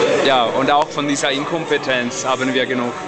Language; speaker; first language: German; non-native, fluent; Italian